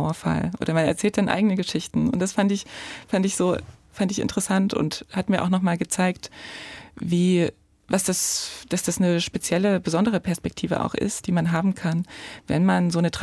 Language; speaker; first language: German; native; German